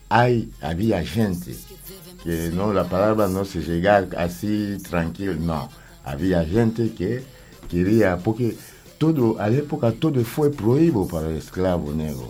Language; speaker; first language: Spanish; non-native, learner; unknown